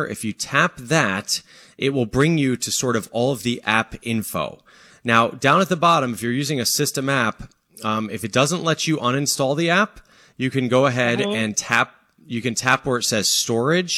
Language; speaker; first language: English; native; English